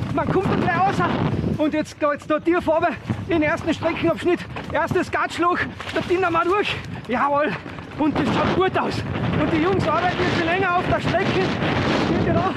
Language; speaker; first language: German; native; German